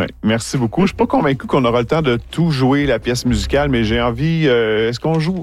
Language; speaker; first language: French; native; French